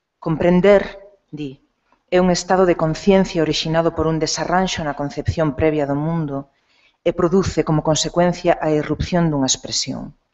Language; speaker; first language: Galician; non-native, local second language; Spanish